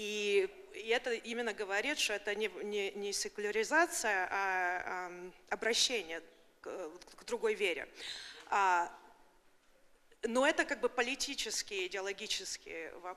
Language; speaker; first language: Russian; early bilingual, heritage; Russian